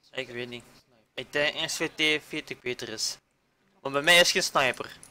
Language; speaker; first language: Dutch; native; Dutch